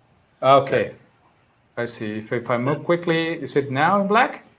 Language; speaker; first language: English; non-native, fluent; Spanish